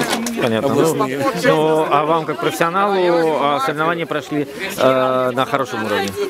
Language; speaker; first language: Russian; native; Russian